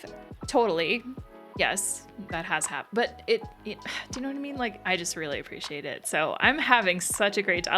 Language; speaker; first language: English; native; English